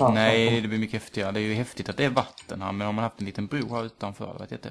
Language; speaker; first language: Swedish; native; Swedish